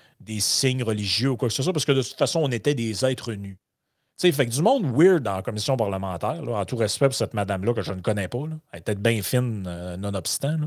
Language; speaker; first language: French; native; French